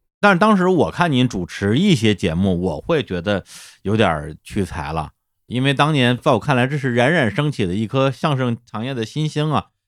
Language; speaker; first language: Chinese; native; Chinese